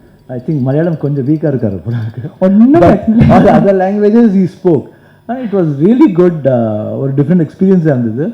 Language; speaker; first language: Tamil; non-native, local second language; Kannada